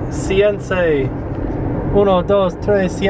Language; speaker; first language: Spanish; non-native, learner; English